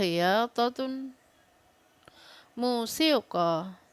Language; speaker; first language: Arabic; non-native, fluent; Indonesian